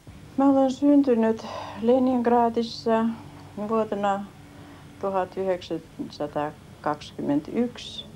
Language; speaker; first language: Finnish; early bilingual, heritage; Finnish